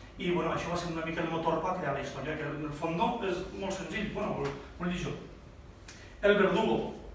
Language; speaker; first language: Catalan; native; Catalan